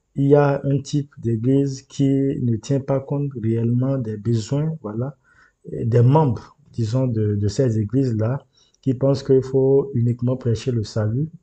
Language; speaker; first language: French; non-native, local second language; Yoruba